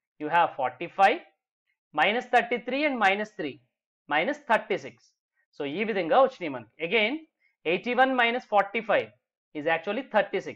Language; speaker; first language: English; non-native, local second language; Telugu